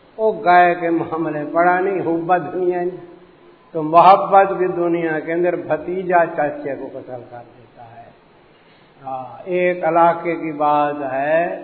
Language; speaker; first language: Urdu; non-native, local second language; Punjabi